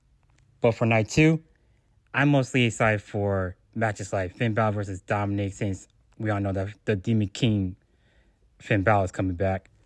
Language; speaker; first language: English; native; English